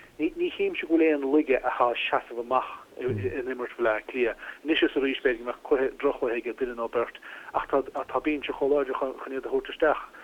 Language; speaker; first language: Irish; native; Irish